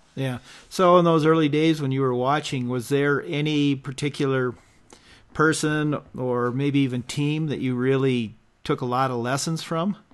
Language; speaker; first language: English; native; English